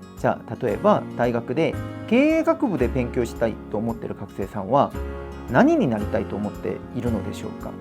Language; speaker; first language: Japanese; non-native, fluent; Korean